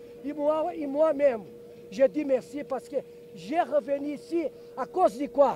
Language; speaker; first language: French; non-native, learner; Portuguese